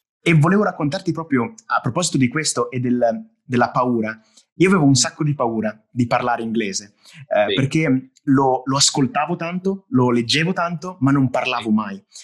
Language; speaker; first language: Italian; native; Italian